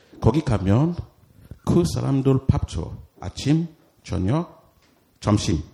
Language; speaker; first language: Korean; non-native, learner; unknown